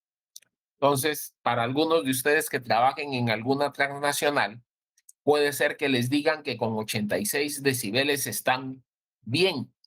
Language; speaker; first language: Spanish; native; Spanish